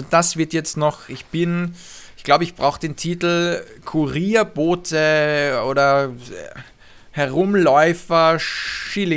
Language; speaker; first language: German; native; German